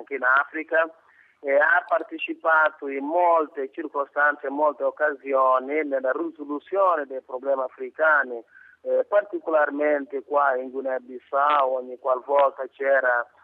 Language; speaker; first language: Italian; non-native, fluent; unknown